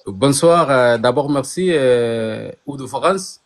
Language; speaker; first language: French; non-native, learner; Arabic